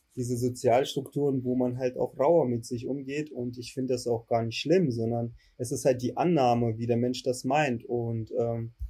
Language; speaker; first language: German; early bilingual, other home language; Russian